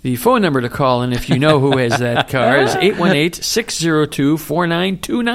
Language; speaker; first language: English; native; English